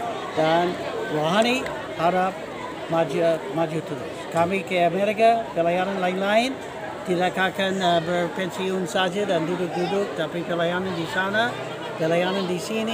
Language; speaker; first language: Indonesian; non-native, fluent; English